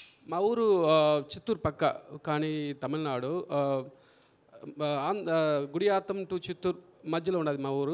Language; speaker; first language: Telugu; non-native, learner; Tamil